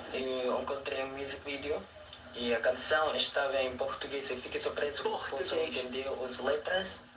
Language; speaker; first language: Portuguese; non-native, learner; Filipino